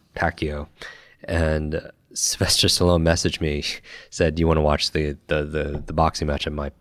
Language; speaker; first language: English; native; English